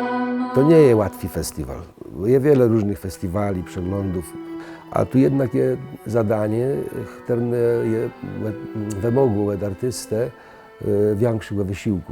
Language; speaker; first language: Polish; native; Polish